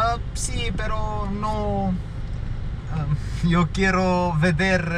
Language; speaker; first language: Spanish; non-native, learner; Romanian